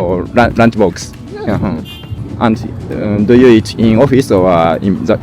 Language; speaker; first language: English; non-native, learner; Japanese